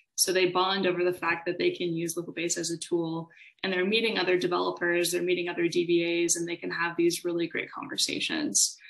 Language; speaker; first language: English; native; English